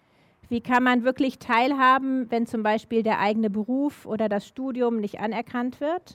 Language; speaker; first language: German; native; German